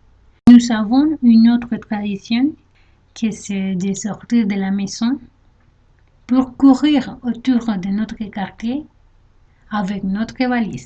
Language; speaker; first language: French; non-native, learner; Spanish